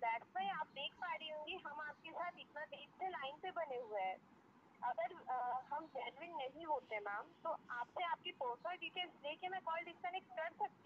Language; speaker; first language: Hindi; native; Hindi